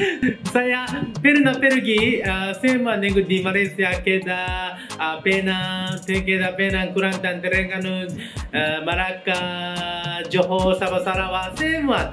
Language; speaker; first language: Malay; non-native, learner; Japanese